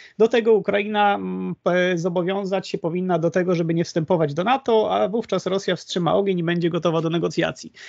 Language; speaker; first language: Polish; native; Polish